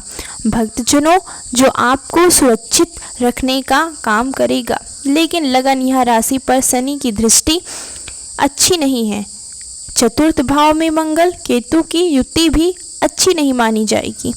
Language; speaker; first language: Hindi; native; Hindi